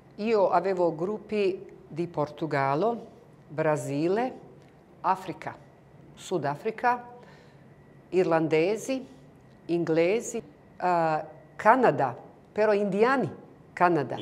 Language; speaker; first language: Italian; non-native, fluent; Bosnian